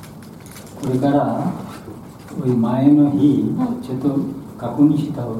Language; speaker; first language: Japanese; non-native, learner; Bangla